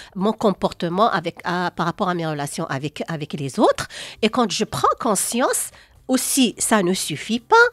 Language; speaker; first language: French; non-native, local second language; Arabic